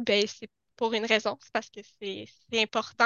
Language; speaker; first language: French; native; French